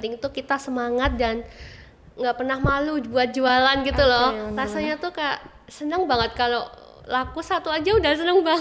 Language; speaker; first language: Indonesian; native; Indonesian